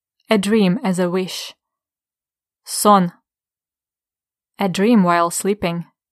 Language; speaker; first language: English; non-native, fluent; Ukrainian